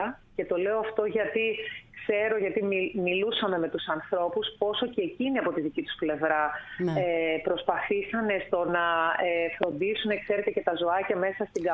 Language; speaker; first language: Greek; native; Greek